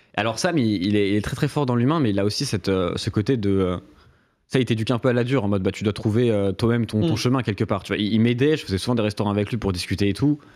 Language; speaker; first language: French; native; French